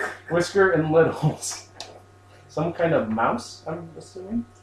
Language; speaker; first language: English; native; English